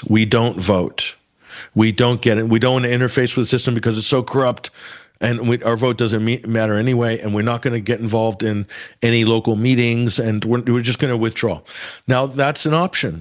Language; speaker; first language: English; native; English